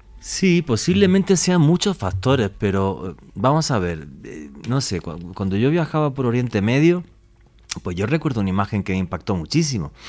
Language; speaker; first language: Spanish; native; Spanish